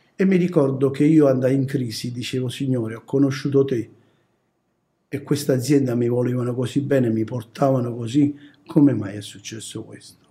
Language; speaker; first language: Italian; native; Italian